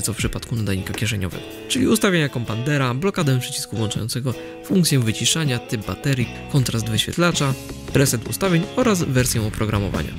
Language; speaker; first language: Polish; native; Polish